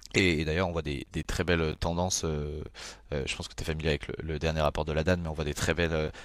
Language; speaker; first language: French; native; French